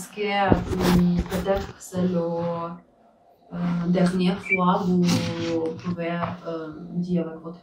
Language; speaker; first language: French; non-native, learner; Russian